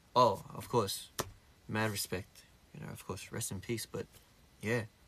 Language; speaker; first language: English; early bilingual, other home language; Korean